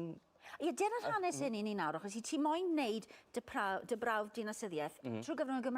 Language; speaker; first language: Welsh; native; Welsh